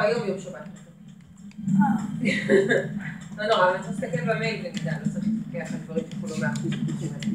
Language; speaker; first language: Hebrew; native; Hebrew